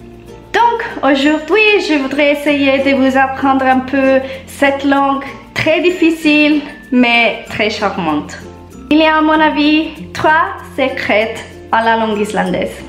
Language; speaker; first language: French; non-native, learner; Italian